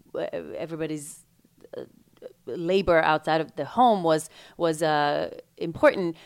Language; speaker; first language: English; non-native, fluent; Macedonian